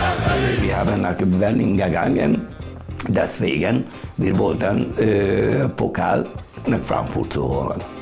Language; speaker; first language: German; non-native, learner; Hungarian